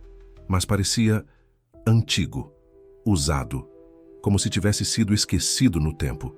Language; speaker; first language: Portuguese; native; Portuguese